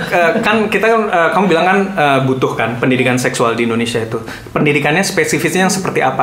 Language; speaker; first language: Indonesian; native; Indonesian